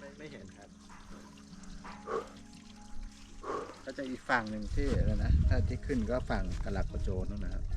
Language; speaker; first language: Thai; native; Thai